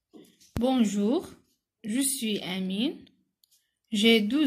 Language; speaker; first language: French; non-native, local second language; Arabic